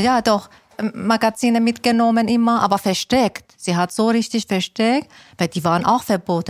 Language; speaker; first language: German; non-native, learner; Persian